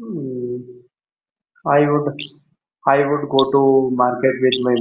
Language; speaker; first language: English; non-native, learner; Hindi